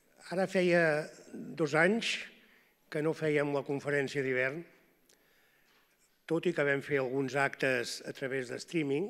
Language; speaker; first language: Catalan; native; Catalan